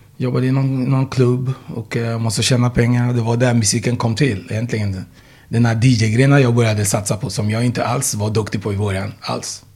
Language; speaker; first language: Swedish; non-native, fluent; Igbo